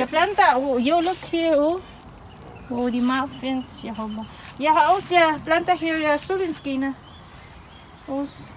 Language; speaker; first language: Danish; non-native, learner; Filipino